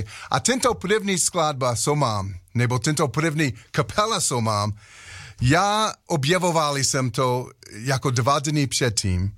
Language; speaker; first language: Czech; non-native, learner; English